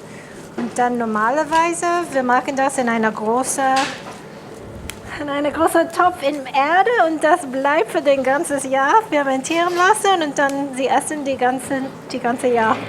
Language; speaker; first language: German; non-native, fluent; English